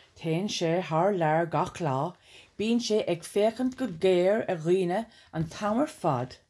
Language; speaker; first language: Irish; non-native, local second language; English